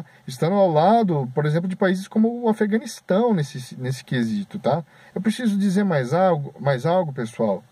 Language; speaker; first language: Portuguese; native; Portuguese